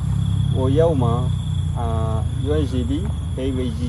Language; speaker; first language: Chinese; non-native, learner; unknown